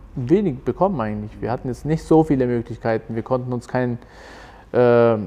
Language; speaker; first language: German; early bilingual, other home language; Albanian